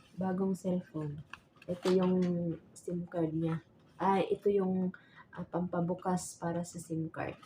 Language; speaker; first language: Filipino; non-native, local second language; Cebuano